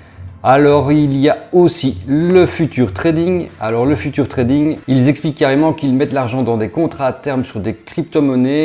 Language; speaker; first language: French; native; French